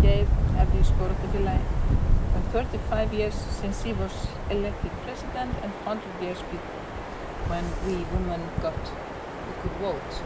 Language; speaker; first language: English; non-native, fluent; Icelandic